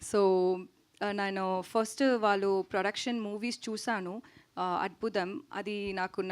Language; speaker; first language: Telugu; non-native, learner; Tamil